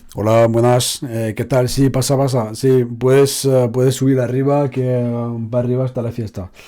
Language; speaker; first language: Spanish; non-native, fluent; French